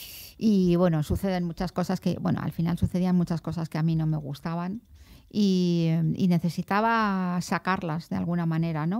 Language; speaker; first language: Spanish; native; Spanish